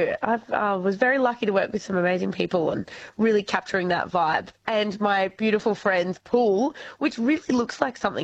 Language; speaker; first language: English; native; English